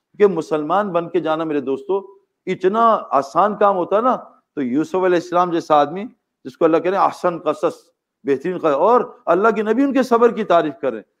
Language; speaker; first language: Urdu; native; Urdu